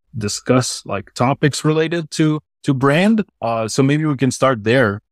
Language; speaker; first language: English; non-native, fluent; German